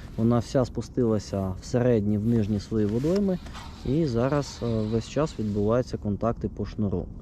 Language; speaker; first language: Ukrainian; non-native, local second language; Russian